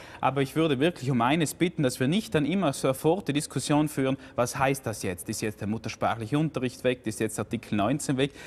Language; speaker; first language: German; native; German